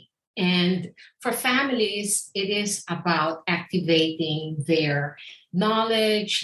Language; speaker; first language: English; non-native, local second language; Filipino